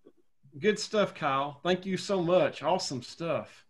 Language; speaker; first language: English; native; English